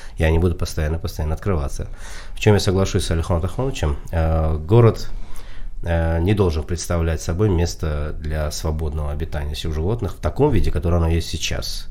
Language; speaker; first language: Russian; non-native, local second language; Tajik